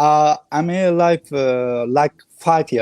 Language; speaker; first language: English; non-native, learner; Kurdish